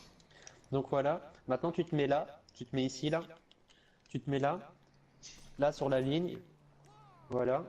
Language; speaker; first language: French; native; French